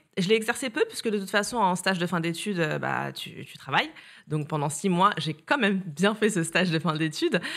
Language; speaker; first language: French; native; French